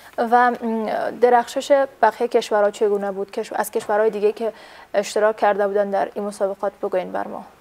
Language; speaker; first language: Persian; native; Persian